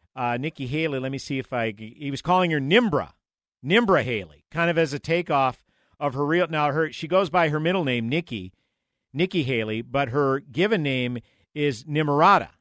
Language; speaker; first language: English; native; English